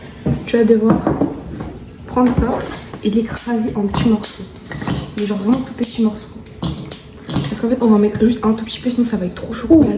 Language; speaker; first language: French; native; French